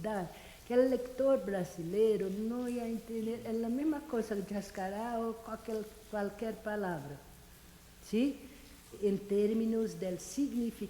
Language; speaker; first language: Spanish; non-native, fluent; Portuguese